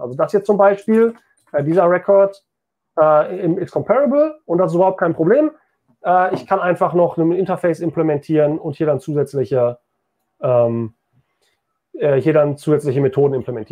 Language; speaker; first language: German; native; German